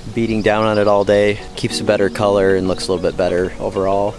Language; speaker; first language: English; native; English